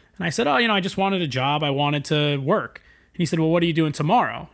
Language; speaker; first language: English; native; English